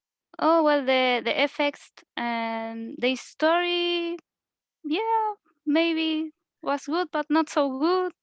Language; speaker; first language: English; non-native, learner; Spanish